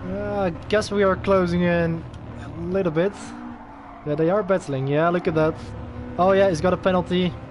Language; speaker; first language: English; non-native, fluent; Dutch